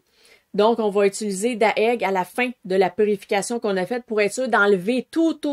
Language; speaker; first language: French; native; French